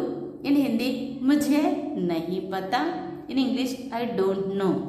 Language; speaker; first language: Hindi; non-native, local second language; Telugu